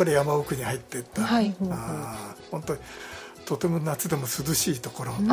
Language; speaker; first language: Japanese; native; Japanese